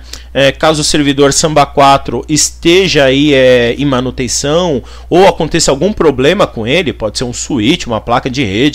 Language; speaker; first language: Portuguese; native; Portuguese